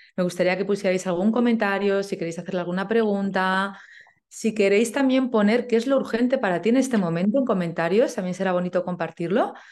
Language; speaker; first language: Spanish; native; Spanish